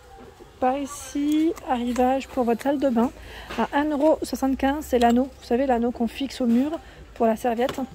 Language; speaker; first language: French; native; French